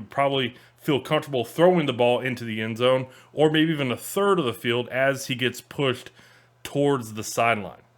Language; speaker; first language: English; native; English